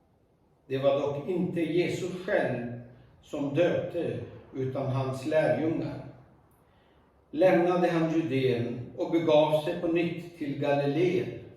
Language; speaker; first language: Swedish; non-native, fluent; Urdu